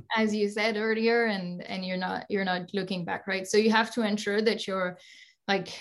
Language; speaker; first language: English; non-native, fluent; French